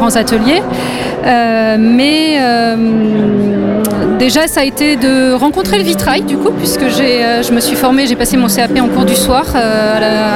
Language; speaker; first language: French; native; French